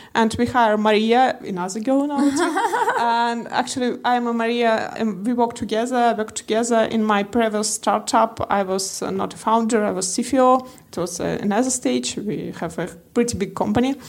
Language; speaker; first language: English; non-native, learner; Russian